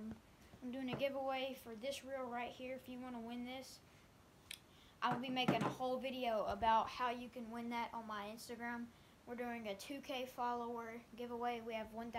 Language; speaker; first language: English; native; English